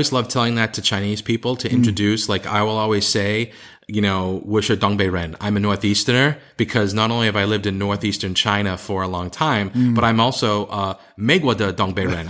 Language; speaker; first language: English; native; English